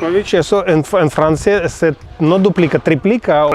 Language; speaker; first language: Spanish; non-native, fluent; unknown